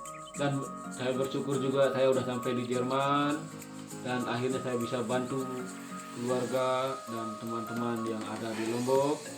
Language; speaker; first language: Indonesian; non-native, local second language; Sasak